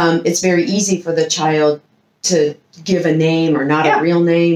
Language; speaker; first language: English; native; English